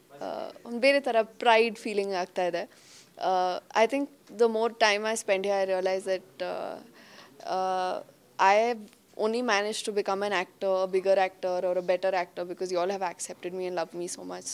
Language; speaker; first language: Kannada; non-native, local second language; Hindi